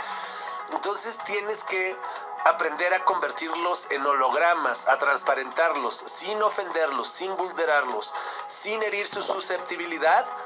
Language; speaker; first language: Spanish; native; Spanish